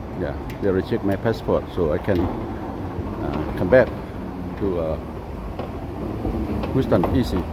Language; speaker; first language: English; non-native, local second language; Lao